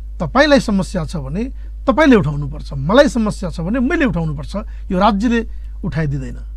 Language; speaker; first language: Nepali; non-native, local second language; Dangaura Tharu